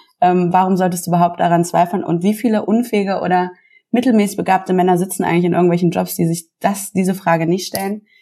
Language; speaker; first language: German; native; German